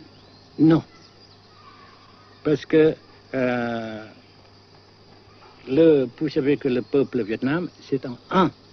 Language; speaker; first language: French; non-native, local second language; Vietnamese